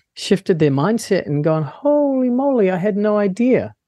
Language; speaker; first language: English; native; English